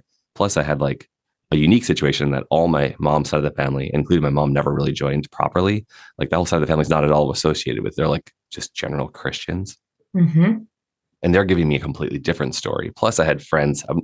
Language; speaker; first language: English; native; English